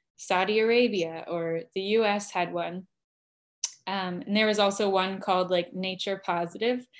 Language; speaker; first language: English; native; English